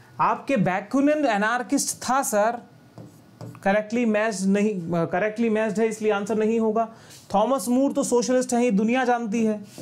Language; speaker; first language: Hindi; native; Hindi